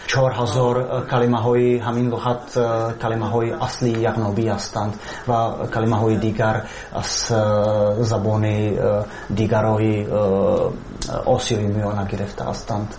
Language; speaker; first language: Persian; non-native, fluent; Slovak